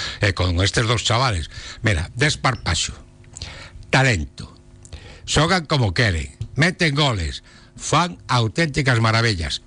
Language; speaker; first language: Galician; non-native, local second language; Spanish